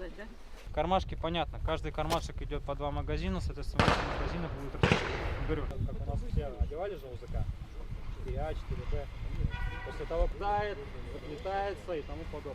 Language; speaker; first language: Russian; native; Russian